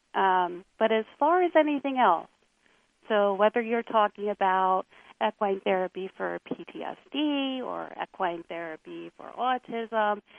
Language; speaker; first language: English; native; English